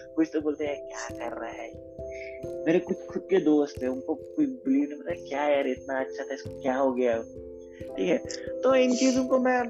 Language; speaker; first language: Hindi; native; Hindi